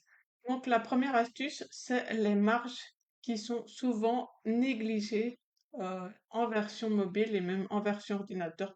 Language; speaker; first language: French; native; French